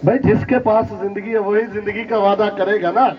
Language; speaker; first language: Urdu; non-native, local second language; Punjabi